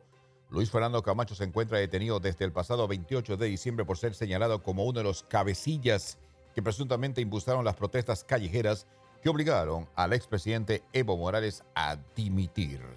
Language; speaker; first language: Spanish; native; Spanish